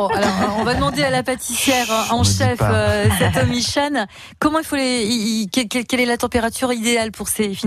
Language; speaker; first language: French; native; French